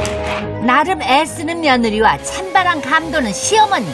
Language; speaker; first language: Korean; native; Korean